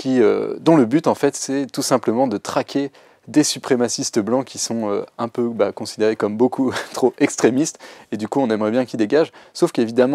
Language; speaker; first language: French; native; French